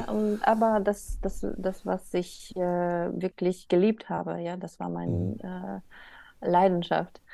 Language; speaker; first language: German; non-native, learner; Russian